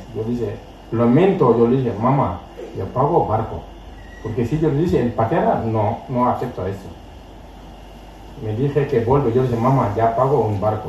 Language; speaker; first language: Spanish; non-native, learner; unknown